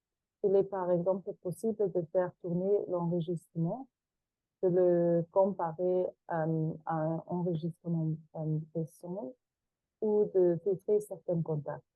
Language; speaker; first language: French; non-native, fluent; German